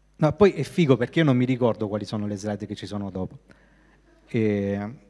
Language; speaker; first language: Italian; native; Italian